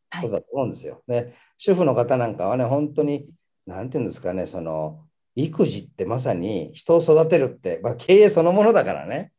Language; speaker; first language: Japanese; early bilingual, heritage; Japanese